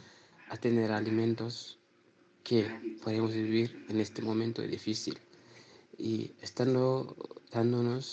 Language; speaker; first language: Spanish; non-native, learner; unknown